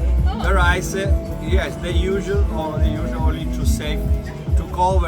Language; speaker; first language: English; non-native, learner; Italian